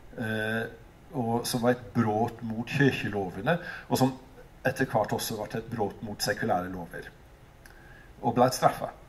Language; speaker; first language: Norwegian; non-native, fluent; English